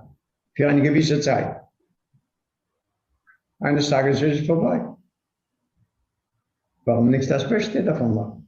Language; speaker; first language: German; non-native, fluent; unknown